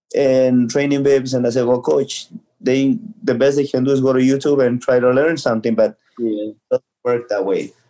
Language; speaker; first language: English; early bilingual, other home language; Spanish